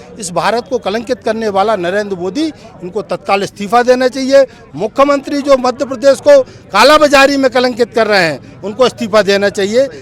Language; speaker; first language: Hindi; native; Hindi